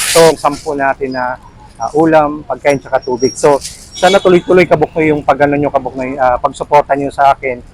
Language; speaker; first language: Filipino; native; Filipino